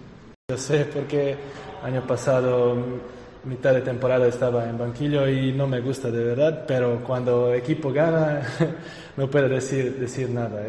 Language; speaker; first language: Spanish; non-native, fluent; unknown